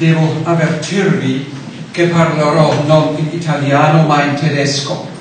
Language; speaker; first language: Italian; non-native, fluent; German